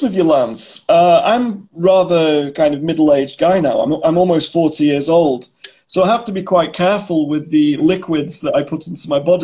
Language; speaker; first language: English; native; English